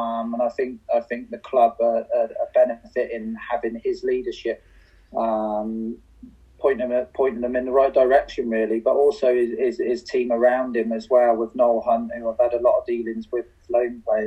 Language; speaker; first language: English; native; English